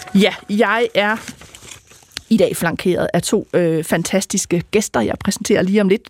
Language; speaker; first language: Danish; native; Danish